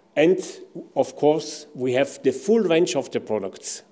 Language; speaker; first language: English; non-native, fluent; German